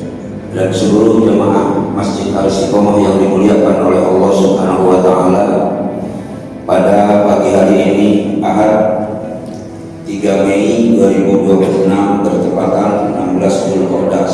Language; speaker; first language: Indonesian; native; Indonesian